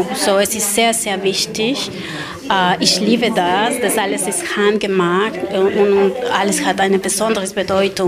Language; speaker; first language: German; non-native, learner; Spanish